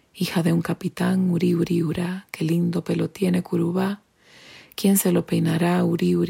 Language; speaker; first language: Spanish; native; Spanish